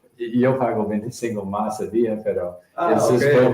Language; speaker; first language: Spanish; non-native, learner; English